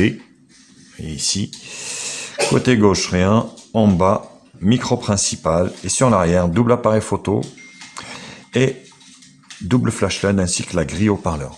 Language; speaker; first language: French; native; French